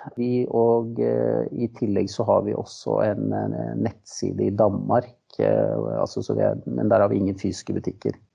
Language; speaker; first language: Norwegian; native; Norwegian